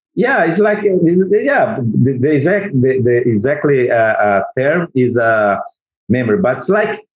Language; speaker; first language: English; non-native, learner; Portuguese